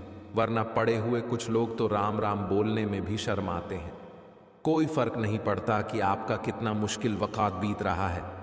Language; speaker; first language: Hindi; native; Hindi